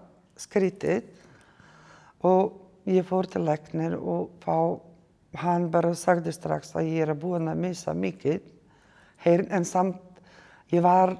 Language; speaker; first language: Icelandic; non-native, learner; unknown